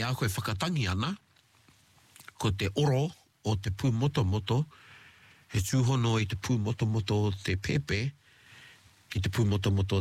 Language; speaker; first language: Māori; non-native, local second language; English